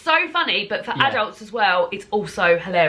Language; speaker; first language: English; native; English